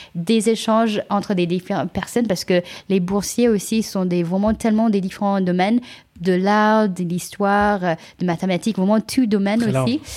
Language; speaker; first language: French; non-native, fluent; English